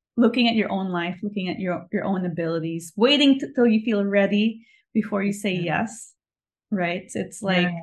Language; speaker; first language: English; non-native, local second language; Filipino